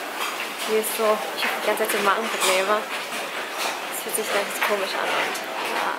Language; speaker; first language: German; early bilingual, other home language; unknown